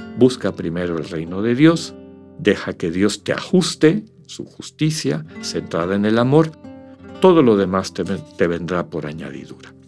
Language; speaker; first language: Spanish; native; Spanish